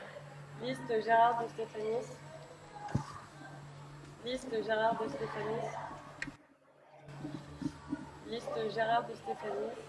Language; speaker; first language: French; native; French